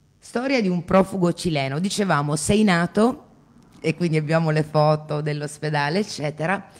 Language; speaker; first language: Italian; native; Italian